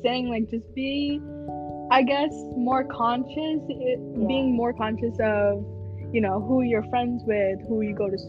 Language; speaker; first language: English; native; English